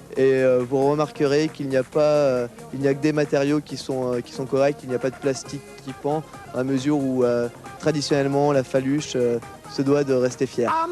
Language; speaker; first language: French; native; French